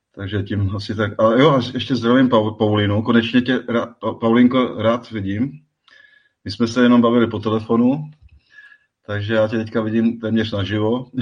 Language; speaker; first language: Czech; native; Czech